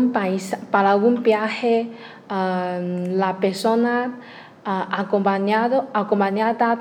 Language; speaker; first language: Spanish; non-native, learner; Chinese